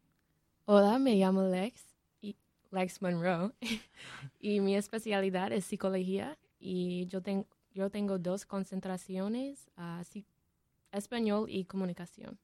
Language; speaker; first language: Spanish; non-native, learner; English